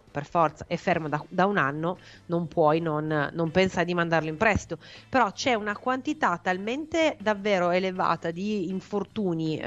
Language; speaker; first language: Italian; native; Italian